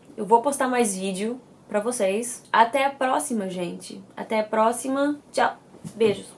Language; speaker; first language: Portuguese; early bilingual, heritage; English